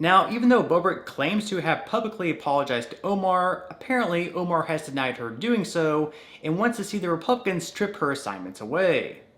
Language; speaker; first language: English; native; English